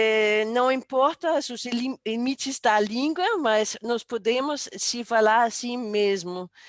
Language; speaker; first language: Portuguese; non-native, fluent; Danish